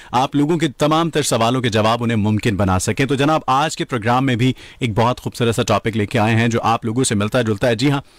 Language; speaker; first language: Urdu; native; Urdu